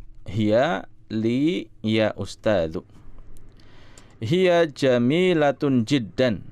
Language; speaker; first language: Arabic; non-native, fluent; Indonesian